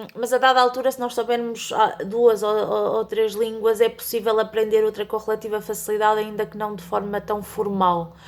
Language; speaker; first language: Portuguese; native; Portuguese